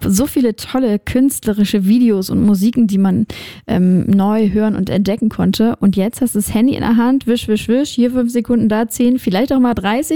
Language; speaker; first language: German; native; German